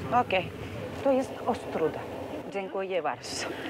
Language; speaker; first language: Polish; non-native, learner; Spanish